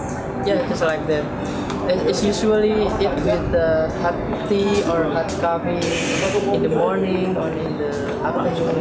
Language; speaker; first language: English; non-native, learner; Indonesian